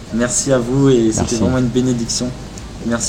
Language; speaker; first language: French; native; French